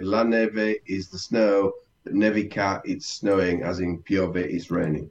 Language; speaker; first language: English; native; English